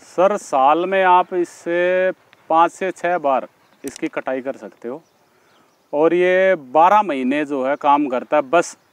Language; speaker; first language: Hindi; native; Hindi